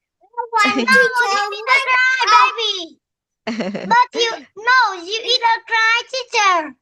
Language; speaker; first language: English; non-native, learner; Vietnamese